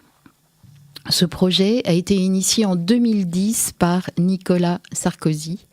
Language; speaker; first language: French; native; French